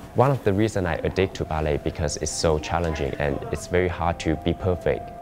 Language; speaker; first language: English; non-native, fluent; Chinese